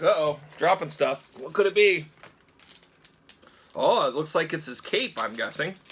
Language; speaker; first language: English; native; English